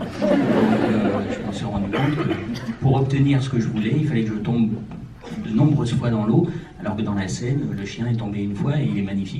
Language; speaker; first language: French; native; French